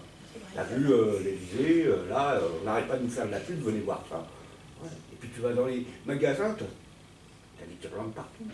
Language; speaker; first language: French; native; French